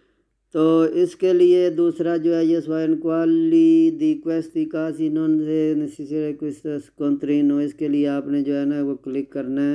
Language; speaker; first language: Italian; non-native, learner; Urdu